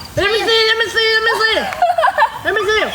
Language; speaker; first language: English; non-native, learner; Thai